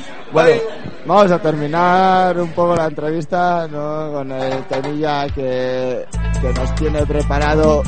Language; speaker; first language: Spanish; native; Spanish